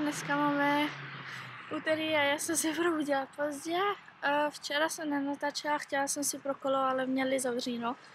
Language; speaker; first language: Czech; early bilingual, heritage; Czech